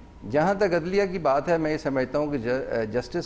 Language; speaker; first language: Urdu; native; Urdu